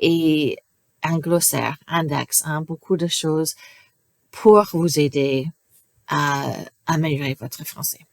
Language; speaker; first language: French; non-native, fluent; English